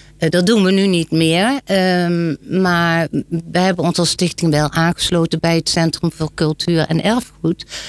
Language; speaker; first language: Dutch; native; Dutch